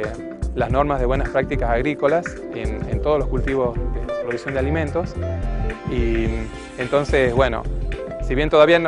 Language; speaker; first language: Spanish; native; Spanish